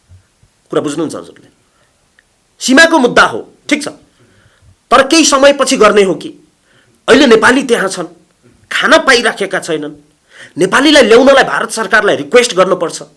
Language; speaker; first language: Nepali; native; Nepali